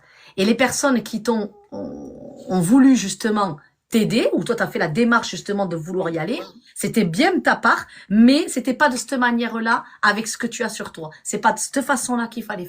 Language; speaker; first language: French; native; French